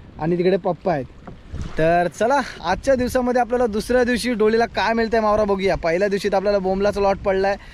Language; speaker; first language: Marathi; native; Marathi